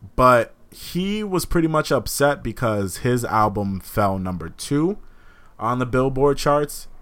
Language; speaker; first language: English; native; English